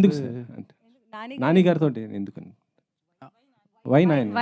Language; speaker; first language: Telugu; native; Telugu